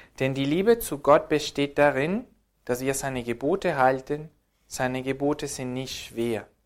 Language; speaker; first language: German; non-native, fluent; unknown